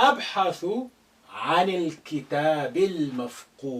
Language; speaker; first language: Arabic; non-native, fluent; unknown